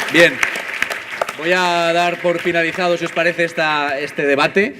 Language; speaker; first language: Spanish; native; Spanish